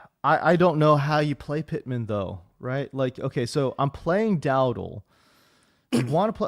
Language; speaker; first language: English; native; English